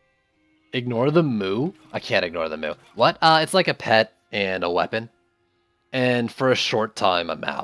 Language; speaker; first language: English; native; English